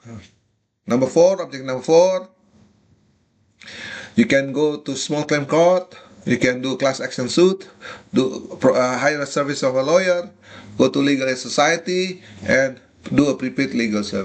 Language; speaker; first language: English; non-native, fluent; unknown